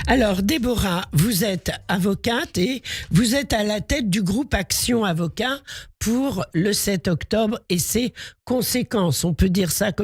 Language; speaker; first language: French; native; French